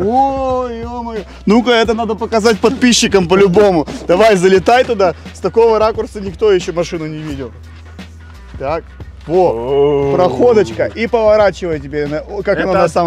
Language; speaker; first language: Russian; native; Russian